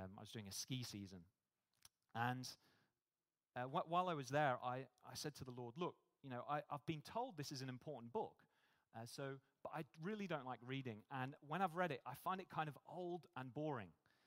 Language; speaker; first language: English; native; English